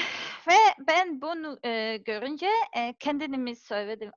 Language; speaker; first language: Turkish; non-native, learner; Serbian